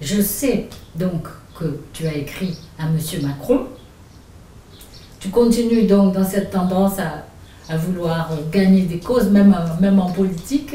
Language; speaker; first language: French; native; French